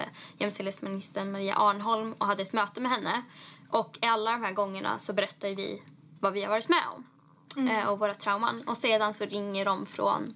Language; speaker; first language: Swedish; native; Swedish